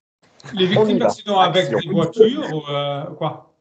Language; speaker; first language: French; non-native, learner; German